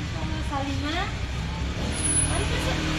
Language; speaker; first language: Indonesian; native; Indonesian